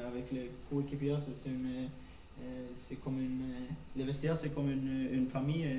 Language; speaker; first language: French; non-native, learner; Norwegian